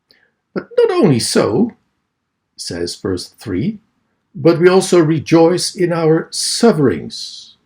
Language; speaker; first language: English; non-native, fluent; Dutch